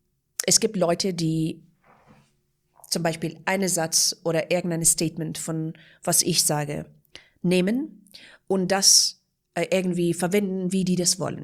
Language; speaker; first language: German; non-native, fluent; Persian